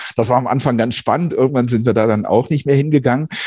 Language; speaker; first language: German; native; German